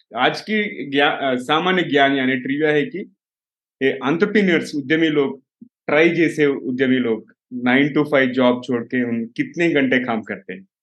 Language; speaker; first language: Hindi; non-native, local second language; Telugu